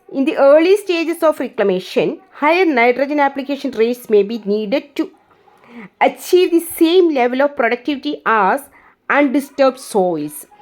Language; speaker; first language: English; non-native, local second language; Malayalam